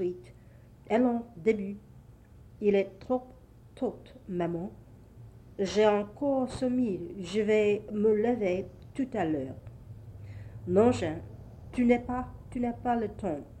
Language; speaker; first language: French; non-native, learner; English